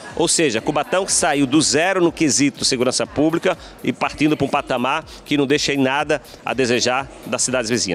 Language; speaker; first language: Portuguese; native; Portuguese